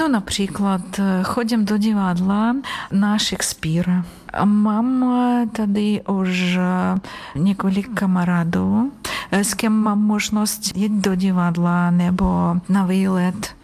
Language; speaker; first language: Czech; non-native, learner; Ukrainian